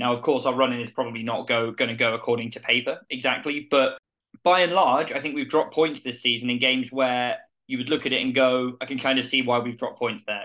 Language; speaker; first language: English; native; English